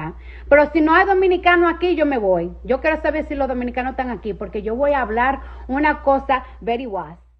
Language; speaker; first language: Spanish; early bilingual, heritage; Spanish